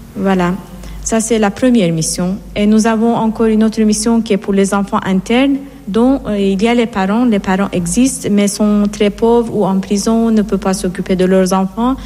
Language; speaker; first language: French; non-native, fluent; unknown